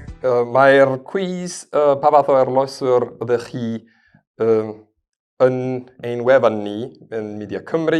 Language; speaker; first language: Welsh; non-native, fluent; Spanish